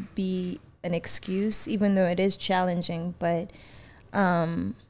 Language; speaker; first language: English; native; English